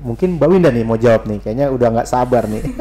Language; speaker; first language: Indonesian; native; Indonesian